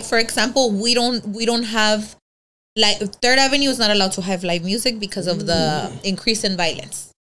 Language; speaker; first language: English; early bilingual, other home language; Spanish